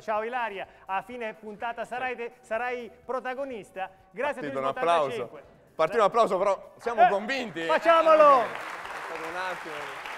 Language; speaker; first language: Italian; native; Italian